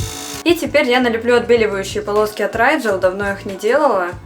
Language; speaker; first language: Russian; native; Russian